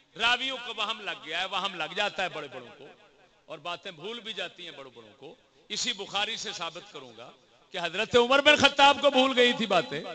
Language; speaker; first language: Urdu; non-native, local second language; Punjabi